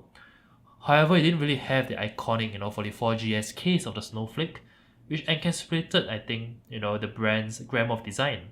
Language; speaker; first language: English; native; English